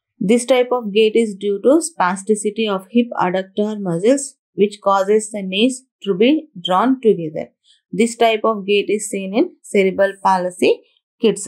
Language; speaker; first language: English; non-native, local second language; Telugu